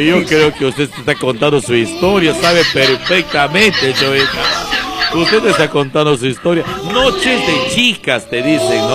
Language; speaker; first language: Spanish; native; Spanish